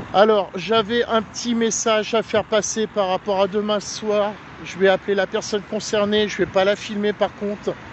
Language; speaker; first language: French; native; French